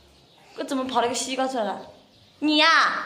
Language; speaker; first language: Chinese; native; Chinese